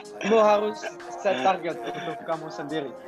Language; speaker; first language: Indonesian; non-native, learner; Dutch